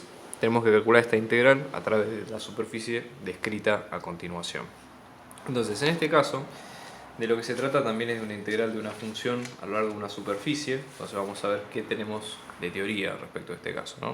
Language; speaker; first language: Spanish; native; Spanish